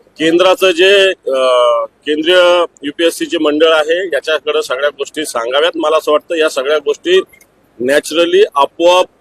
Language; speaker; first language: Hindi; non-native, local second language; Marathi